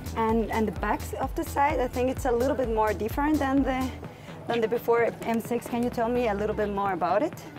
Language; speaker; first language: English; non-native, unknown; Spanish